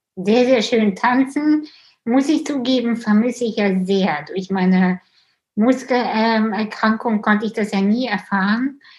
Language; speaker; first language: German; early bilingual, other home language; Russian